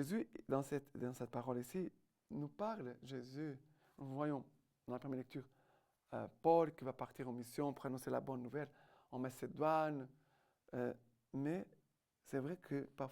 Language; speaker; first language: French; non-native, fluent; Portuguese